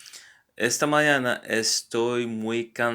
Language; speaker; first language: Spanish; non-native, learner; English